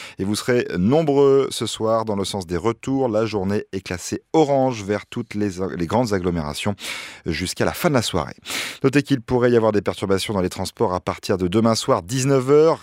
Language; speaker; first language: French; native; French